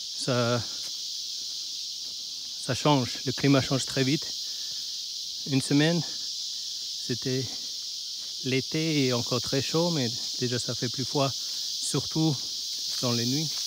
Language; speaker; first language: French; non-native, learner; Chinese